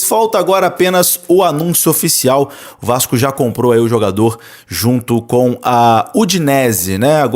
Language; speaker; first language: Portuguese; native; Portuguese